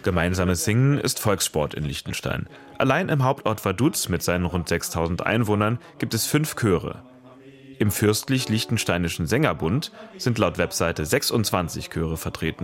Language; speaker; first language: German; native; German